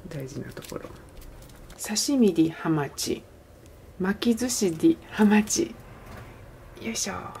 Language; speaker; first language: Japanese; native; Japanese